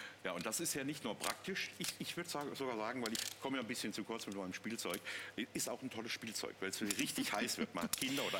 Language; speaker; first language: German; native; German